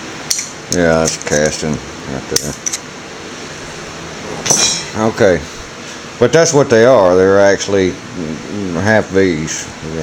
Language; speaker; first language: English; native; English